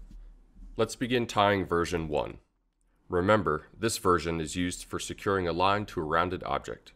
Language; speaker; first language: English; native; English